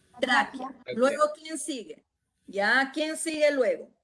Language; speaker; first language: Spanish; native; Spanish